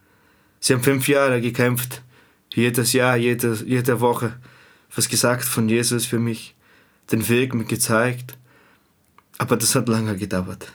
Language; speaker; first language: German; non-native, fluent; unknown